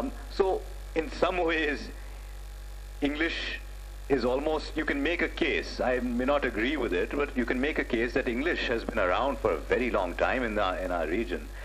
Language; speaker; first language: English; early bilingual, other home language; Urdu